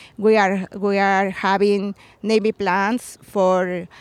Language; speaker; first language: English; non-native, fluent; Spanish